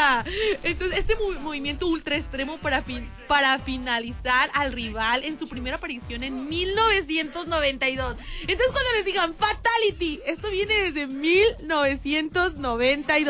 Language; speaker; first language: Spanish; native; Spanish